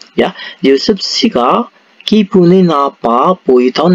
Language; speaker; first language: Korean; non-native, learner; Indonesian